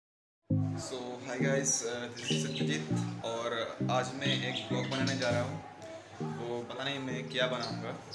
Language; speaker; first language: Hindi; non-native, local second language; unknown